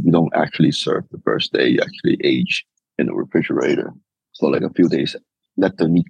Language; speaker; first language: English; non-native, local second language; Cantonese